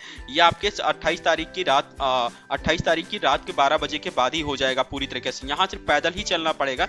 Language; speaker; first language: Hindi; native; Hindi